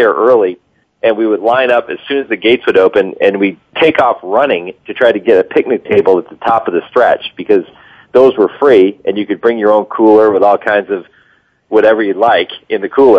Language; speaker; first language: English; native; English